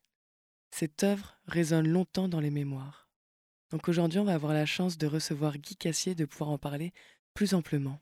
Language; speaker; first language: French; native; French